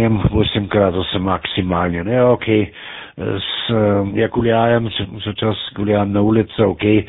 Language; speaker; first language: Russian; non-native, learner; German